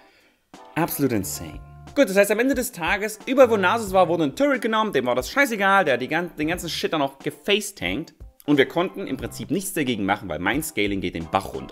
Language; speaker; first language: German; native; German